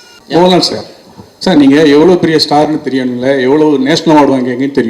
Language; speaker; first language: Tamil; native; Tamil